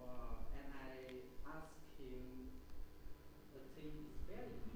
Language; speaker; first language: English; non-native, learner; Vietnamese